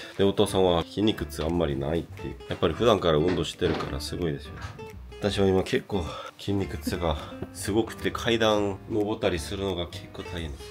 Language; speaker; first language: Japanese; non-native, fluent; Korean